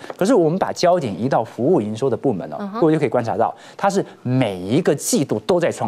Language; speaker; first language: Chinese; native; Chinese